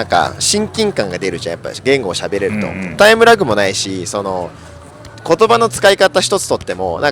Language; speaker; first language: Japanese; native; Japanese